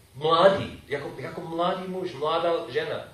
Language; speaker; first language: Czech; non-native, fluent; English